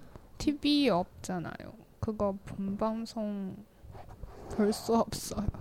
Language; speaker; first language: Korean; non-native, learner; Chinese